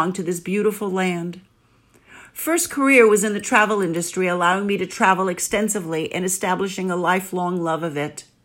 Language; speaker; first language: English; early bilingual, other home language; Greek